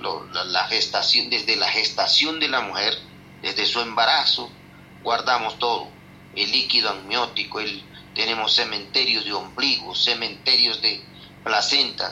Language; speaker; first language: Spanish; non-native, local second language; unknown